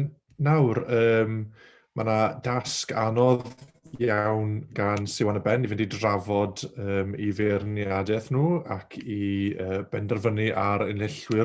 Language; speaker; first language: Welsh; native; Welsh